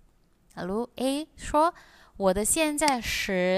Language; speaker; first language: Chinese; non-native, fluent; Indonesian